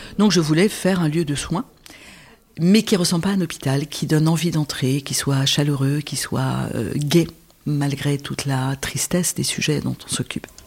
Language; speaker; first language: French; non-native, local second language; Arabic